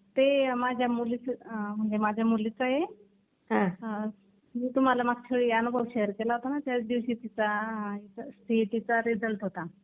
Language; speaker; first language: Marathi; native; Marathi